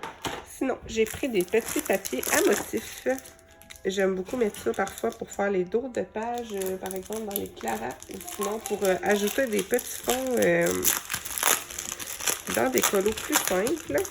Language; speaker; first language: French; native; French